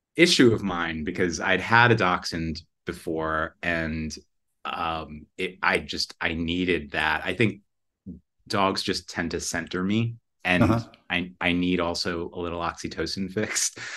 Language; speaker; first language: English; native; English